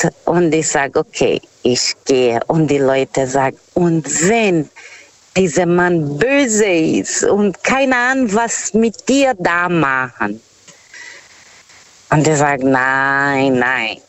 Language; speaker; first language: German; non-native, fluent; Portuguese